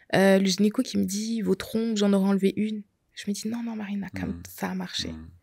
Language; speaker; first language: French; native; French